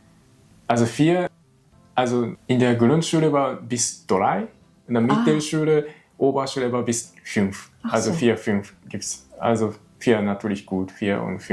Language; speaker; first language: German; non-native, learner; Japanese